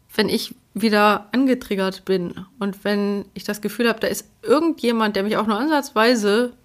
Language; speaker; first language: German; early bilingual, other home language; Polish